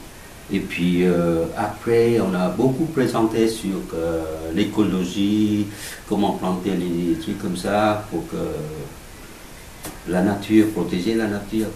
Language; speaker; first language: French; non-native, learner; Vietnamese